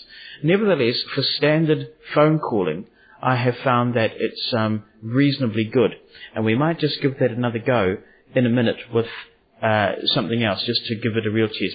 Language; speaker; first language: English; native; English